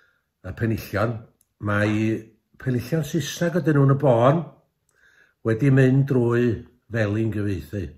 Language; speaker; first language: Welsh; native; Welsh